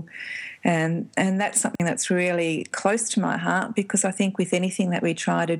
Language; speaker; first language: English; native; English